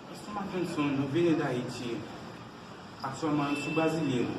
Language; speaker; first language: Portuguese; non-native, learner; Haitian Creole